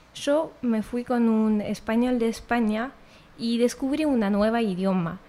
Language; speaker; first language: Spanish; non-native, fluent; French